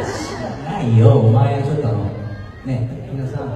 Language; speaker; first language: Japanese; non-native, fluent; Korean